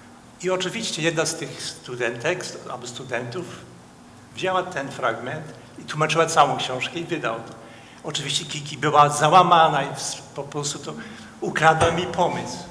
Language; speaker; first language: Polish; non-native, fluent; Dutch